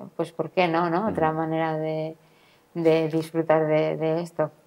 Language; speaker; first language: Spanish; native; Spanish